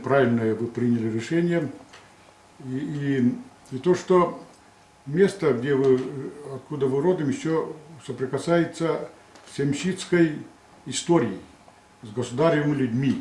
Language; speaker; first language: Russian; non-native, local second language; Yakut